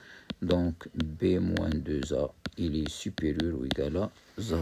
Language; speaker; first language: French; non-native, local second language; Arabic